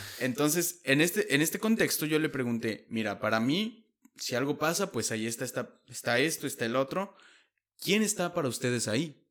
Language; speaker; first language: Spanish; native; Spanish